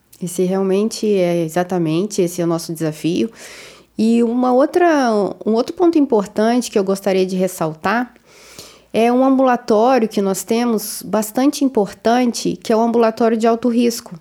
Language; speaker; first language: Portuguese; native; Portuguese